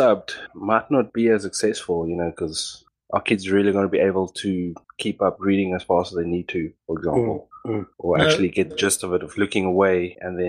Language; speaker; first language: English; non-native, local second language; Afrikaans